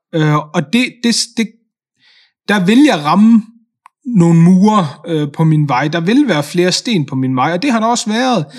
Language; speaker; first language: Danish; native; Danish